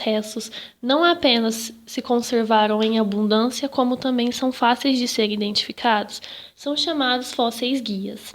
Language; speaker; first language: Portuguese; native; Portuguese